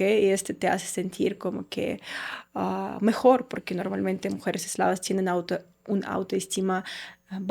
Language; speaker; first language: Spanish; non-native, fluent; Russian